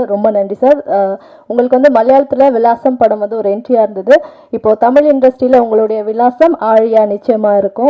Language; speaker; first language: Tamil; native; Tamil